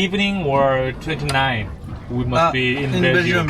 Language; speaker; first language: English; non-native, learner; Korean